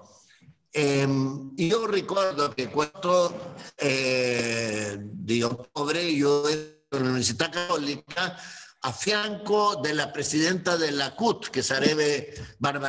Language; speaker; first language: Italian; non-native, fluent; Spanish